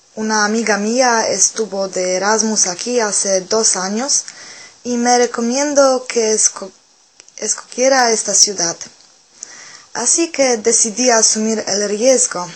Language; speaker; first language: Spanish; non-native, learner; Polish